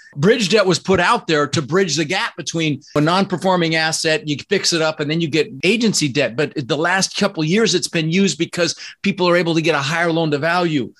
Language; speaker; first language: English; early bilingual, other home language; Dutch